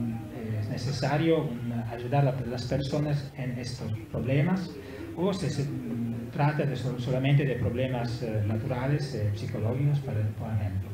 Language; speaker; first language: Spanish; non-native, learner; Italian